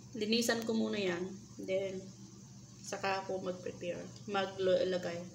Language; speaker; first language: Filipino; non-native, local second language; Iloko